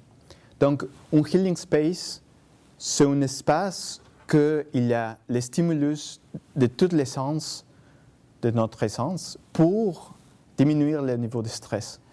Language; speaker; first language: French; non-native, fluent; Spanish